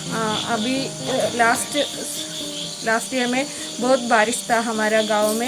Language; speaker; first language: Hindi; non-native, local second language; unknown